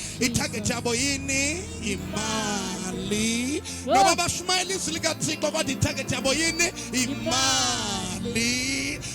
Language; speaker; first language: Zulu; non-native, local second language; Xhosa